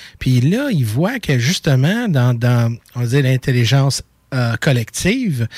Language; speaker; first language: French; native; French